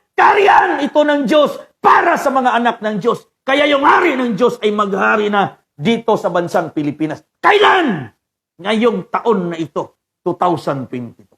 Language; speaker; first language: Filipino; non-native, local second language; Cebuano